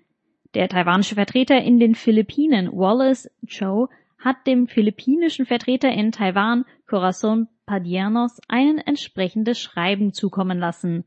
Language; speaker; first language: German; native; German